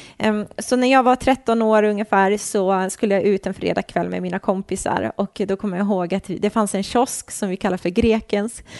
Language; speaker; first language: Swedish; early bilingual, other home language; Croatian